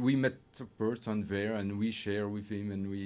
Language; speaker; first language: English; non-native, learner; French